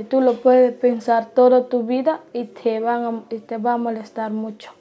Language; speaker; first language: Spanish; non-native, learner; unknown